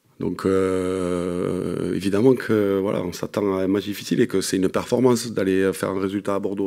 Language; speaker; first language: French; native; French